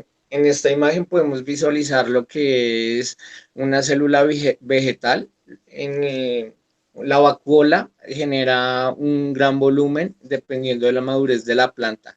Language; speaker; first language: Spanish; native; Spanish